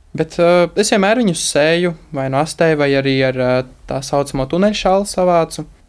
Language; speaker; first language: Latvian; native; Latvian